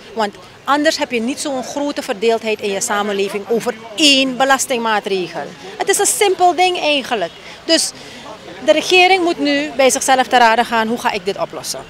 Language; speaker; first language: Dutch; native; Dutch